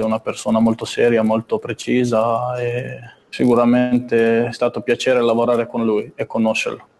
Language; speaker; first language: Italian; non-native, fluent; Serbian